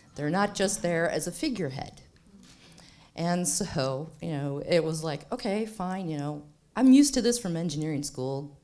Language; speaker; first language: English; native; English